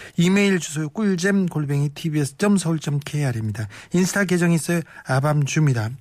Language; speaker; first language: Korean; native; Korean